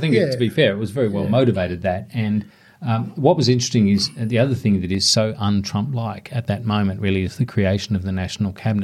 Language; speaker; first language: English; native; English